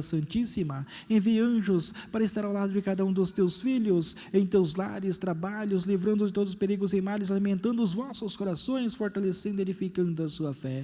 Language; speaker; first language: Portuguese; native; Portuguese